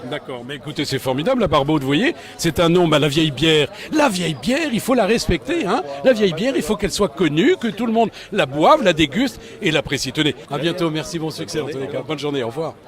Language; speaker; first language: French; native; French